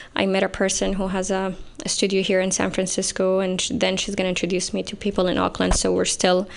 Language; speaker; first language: English; non-native, fluent; Arabic